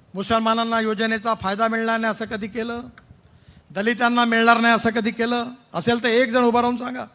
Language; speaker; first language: Marathi; native; Marathi